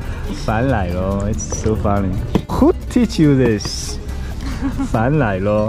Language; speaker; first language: English; non-native, learner; Chinese